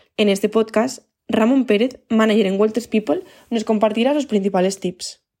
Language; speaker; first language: Spanish; native; Spanish